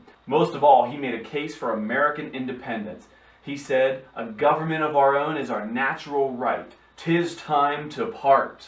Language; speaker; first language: English; native; English